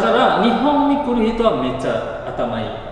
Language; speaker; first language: Japanese; non-native, learner; Indonesian